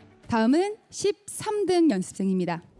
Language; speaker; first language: Korean; native; Korean